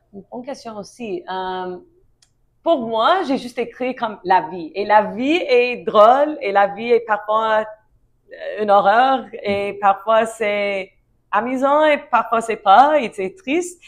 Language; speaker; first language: French; non-native, learner; English